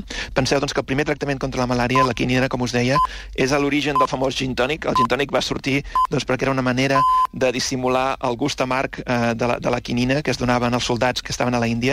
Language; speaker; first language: Catalan; native; Catalan